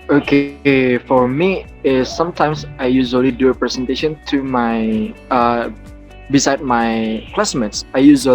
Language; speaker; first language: English; non-native, learner; Indonesian